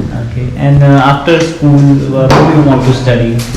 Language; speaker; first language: English; non-native, local second language; Hindi